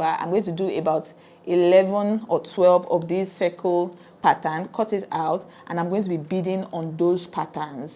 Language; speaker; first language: English; native; English